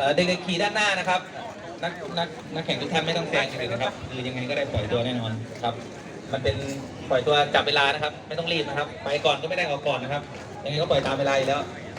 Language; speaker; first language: Thai; native; Thai